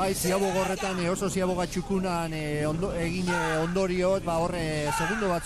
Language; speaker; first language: Basque; native; Basque